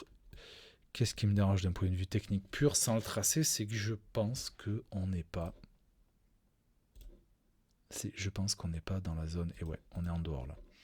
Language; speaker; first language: French; native; French